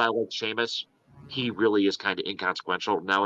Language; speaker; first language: English; native; English